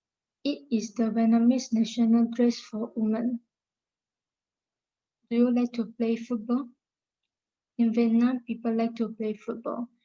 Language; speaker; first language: English; non-native, learner; Malay